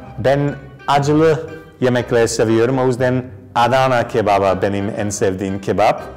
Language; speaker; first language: Turkish; non-native, learner; English